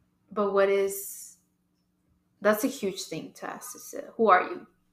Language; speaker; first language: English; early bilingual, other home language; Spanish